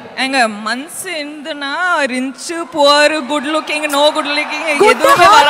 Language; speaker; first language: Tamil; non-native, learner; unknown